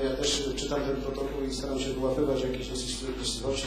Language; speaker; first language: Polish; native; Polish